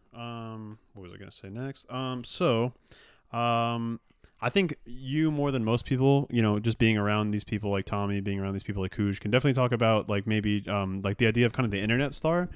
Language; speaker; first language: English; native; English